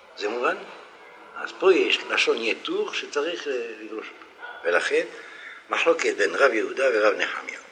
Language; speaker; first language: Hebrew; non-native, fluent; French